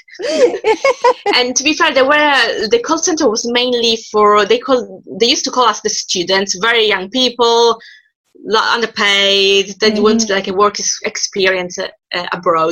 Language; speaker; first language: English; non-native, fluent; Italian